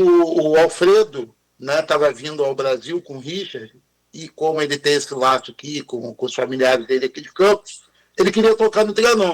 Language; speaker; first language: Portuguese; non-native, fluent; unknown